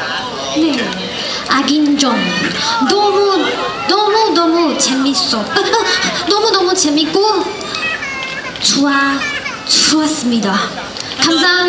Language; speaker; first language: Korean; non-native, learner; Chinese